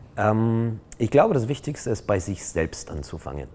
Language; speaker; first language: German; non-native, fluent; Polish